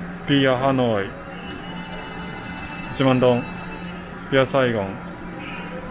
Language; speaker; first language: Japanese; native; Japanese